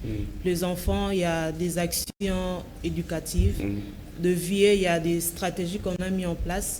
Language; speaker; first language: French; non-native, local second language; Lingala